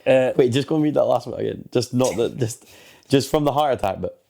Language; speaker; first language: English; native; English